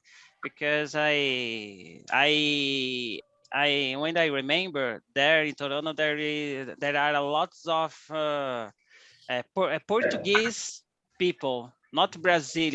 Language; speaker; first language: English; non-native, learner; Portuguese